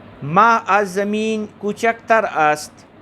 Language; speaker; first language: Persian; non-native, fluent; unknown